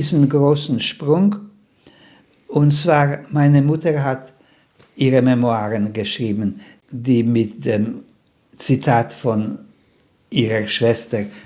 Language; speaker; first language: German; non-native, fluent; Slovak